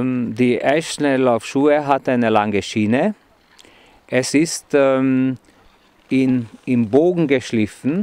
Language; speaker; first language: German; non-native, fluent; Hungarian